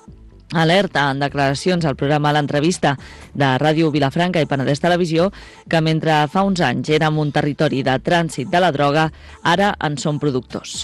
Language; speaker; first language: Catalan; native; Catalan